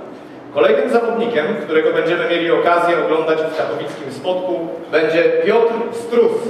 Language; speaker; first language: Polish; native; Polish